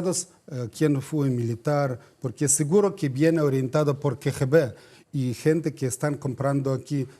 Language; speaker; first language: Spanish; non-native, fluent; Ukrainian